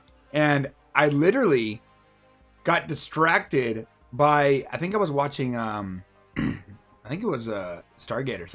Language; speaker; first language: English; native; English